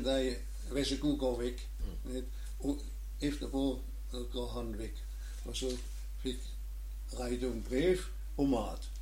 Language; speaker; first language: Danish; non-native, learner; German